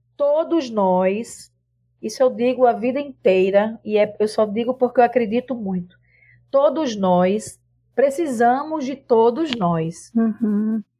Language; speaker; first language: Portuguese; native; Portuguese